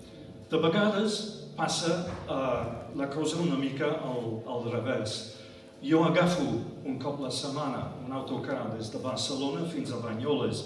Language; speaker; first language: Catalan; non-native, fluent; English